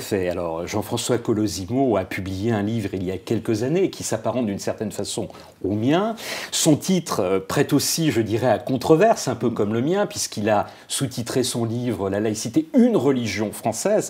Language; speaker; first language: French; native; French